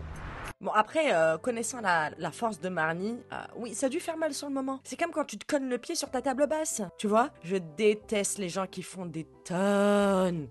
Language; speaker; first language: French; native; French